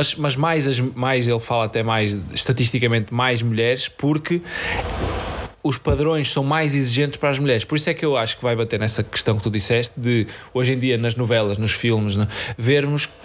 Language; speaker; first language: Portuguese; native; Portuguese